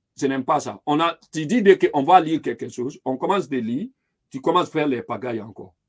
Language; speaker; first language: French; non-native, local second language; Lingala